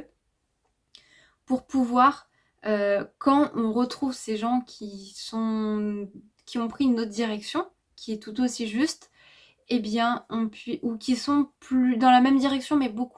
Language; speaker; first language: French; native; French